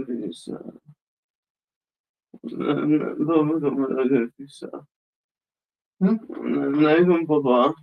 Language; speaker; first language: Swedish; early bilingual, other home language; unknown